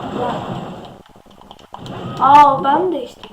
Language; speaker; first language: Turkish; native; Turkish